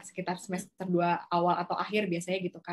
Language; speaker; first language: Indonesian; native; Indonesian